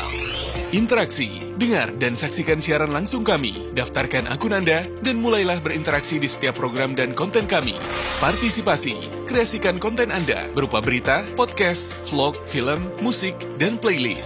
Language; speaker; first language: Indonesian; native; Indonesian